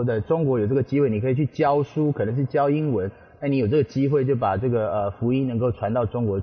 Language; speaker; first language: Chinese; native; Chinese